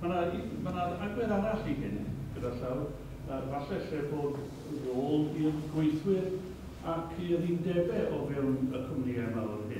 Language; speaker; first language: Welsh; native; Welsh